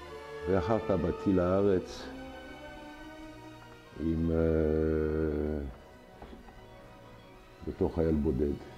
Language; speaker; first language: Hebrew; non-native, fluent; French